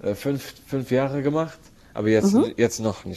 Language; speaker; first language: German; non-native, learner; Arabic